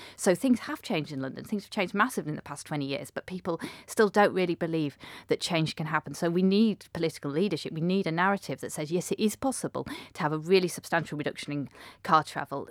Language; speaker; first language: English; native; English